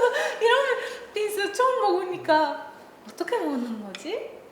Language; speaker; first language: Korean; non-native, learner; Japanese